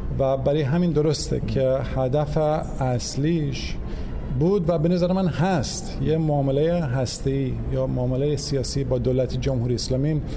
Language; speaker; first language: Persian; early bilingual, heritage; English